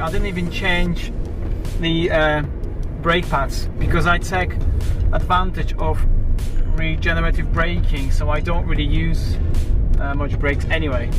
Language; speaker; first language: English; non-native, fluent; Polish